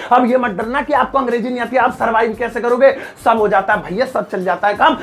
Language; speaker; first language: Hindi; native; Hindi